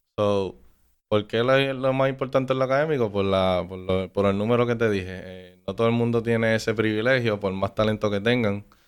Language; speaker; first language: Spanish; native; Spanish